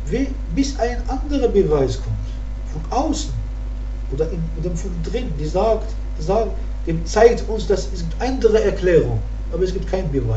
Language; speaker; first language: German; non-native, fluent; Arabic